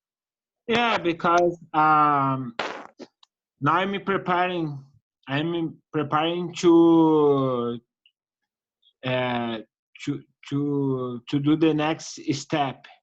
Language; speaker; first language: English; non-native, learner; Portuguese